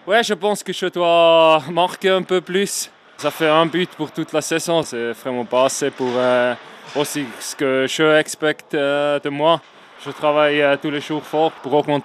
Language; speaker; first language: French; non-native, learner; Swiss German